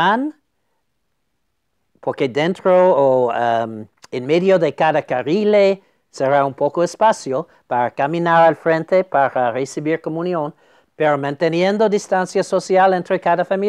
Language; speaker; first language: Spanish; non-native, fluent; English